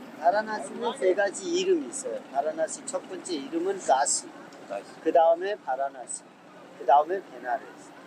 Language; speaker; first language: Korean; non-native, fluent; Hindi